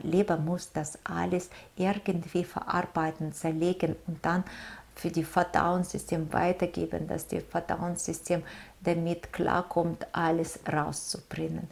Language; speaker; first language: German; non-native, fluent; Russian